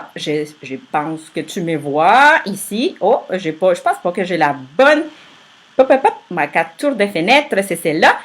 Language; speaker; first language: French; native; French